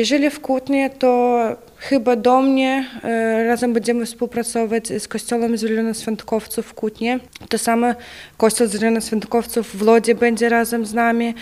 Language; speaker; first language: Polish; non-native, learner; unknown